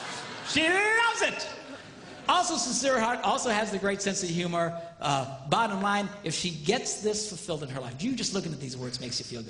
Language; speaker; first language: English; native; English